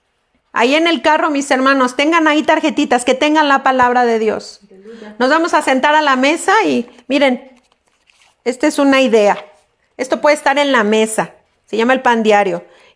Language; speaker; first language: Spanish; native; Spanish